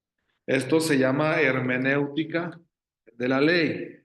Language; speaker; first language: Spanish; native; Spanish